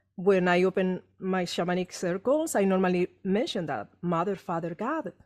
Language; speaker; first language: English; non-native, fluent; Spanish